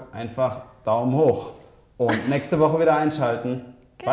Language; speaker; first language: German; native; German